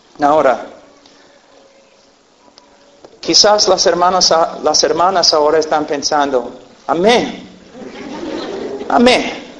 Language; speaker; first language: Spanish; non-native, fluent; English